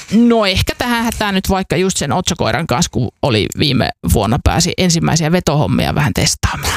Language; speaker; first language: Finnish; native; Finnish